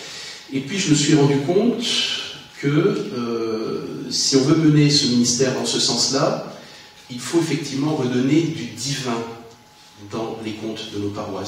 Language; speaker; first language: French; native; French